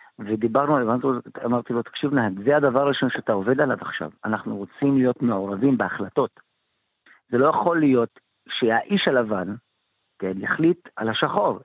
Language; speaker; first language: Hebrew; non-native, local second language; Arabic